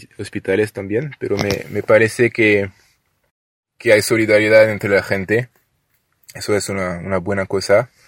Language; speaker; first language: Spanish; non-native, learner; French